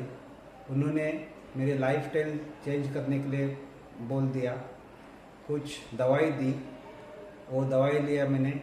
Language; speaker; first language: Hindi; non-native, local second language; Marathi